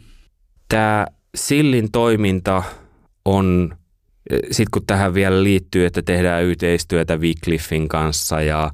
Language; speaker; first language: Finnish; native; Finnish